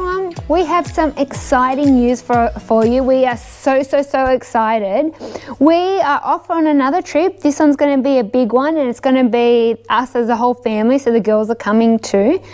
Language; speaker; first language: English; native; English